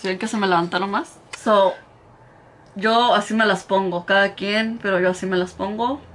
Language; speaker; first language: Spanish; early bilingual, heritage; Spanish